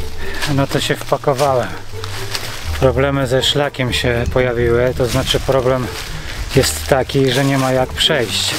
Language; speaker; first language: Polish; native; Polish